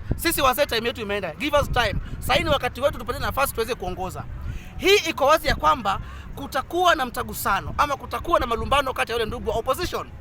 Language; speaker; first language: Swahili; non-native, local second language; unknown